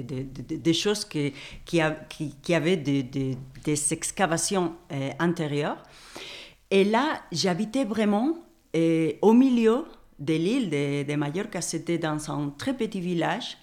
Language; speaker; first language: French; non-native, fluent; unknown